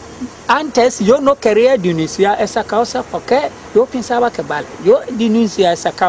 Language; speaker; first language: Spanish; non-native, learner; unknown